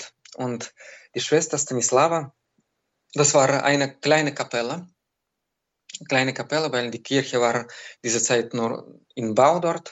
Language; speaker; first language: German; non-native, learner; Belarusian